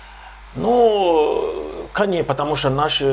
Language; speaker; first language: Russian; non-native, local second language; Ukrainian